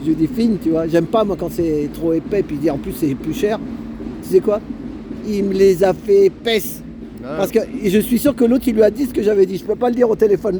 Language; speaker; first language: French; native; French